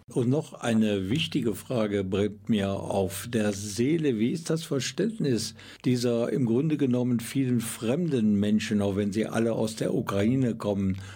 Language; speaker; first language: German; native; German